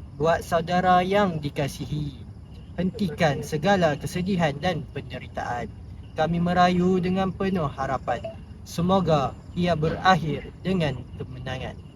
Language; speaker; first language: Malay; native; Malay